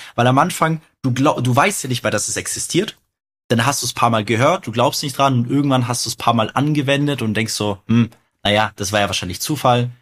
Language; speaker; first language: German; early bilingual, other home language; Russian